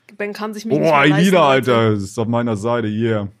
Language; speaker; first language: German; native; German